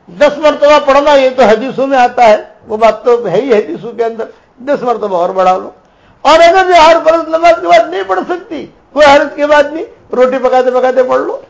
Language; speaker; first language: Urdu; non-native, local second language; Gujarati